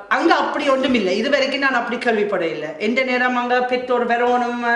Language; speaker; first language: Tamil; non-native, fluent; German